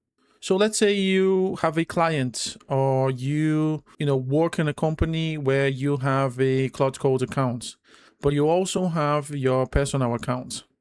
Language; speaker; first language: English; non-native, fluent; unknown